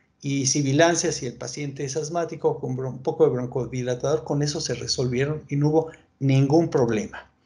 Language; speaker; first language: Spanish; native; Spanish